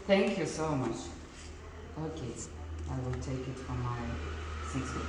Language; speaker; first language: English; non-native, learner; Russian